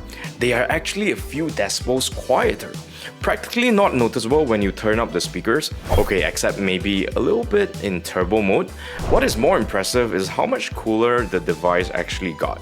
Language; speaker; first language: English; native; English